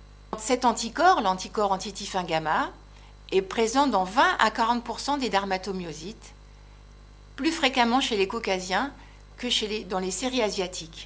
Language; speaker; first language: French; native; French